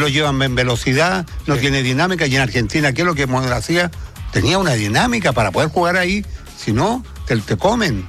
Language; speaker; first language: Spanish; native; Spanish